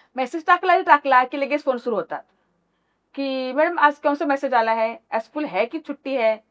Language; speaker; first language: Hindi; non-native, local second language; Marathi